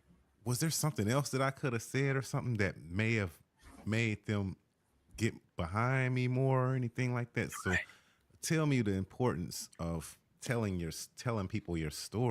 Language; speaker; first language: English; native; English